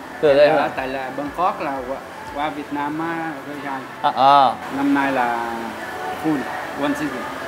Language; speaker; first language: Vietnamese; non-native, learner; Portuguese